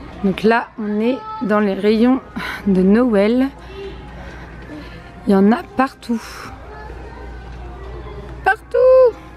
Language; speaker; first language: French; native; French